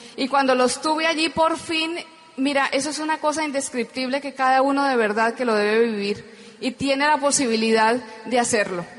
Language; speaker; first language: Spanish; native; Spanish